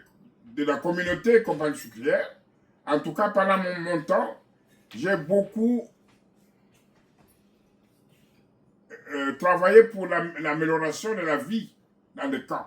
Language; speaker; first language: French; non-native, local second language; Kongo